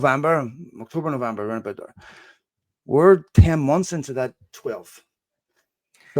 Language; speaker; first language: English; native; English